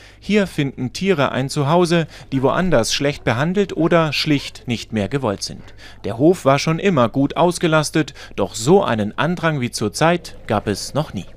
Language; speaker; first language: German; native; German